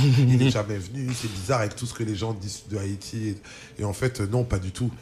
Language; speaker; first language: French; early bilingual, other home language; Lingala